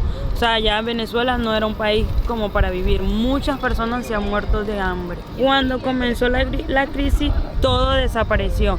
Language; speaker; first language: Spanish; native; Spanish